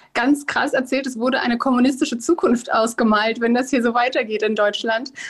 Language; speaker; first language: German; native; German